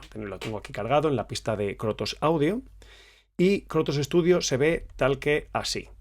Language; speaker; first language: Spanish; native; Spanish